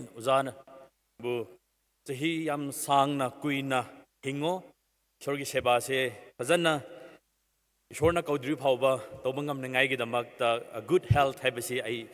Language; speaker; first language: Manipuri; non-native, local second language; Tangkhul Naga (India)